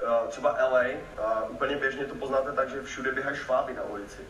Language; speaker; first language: Czech; native; Czech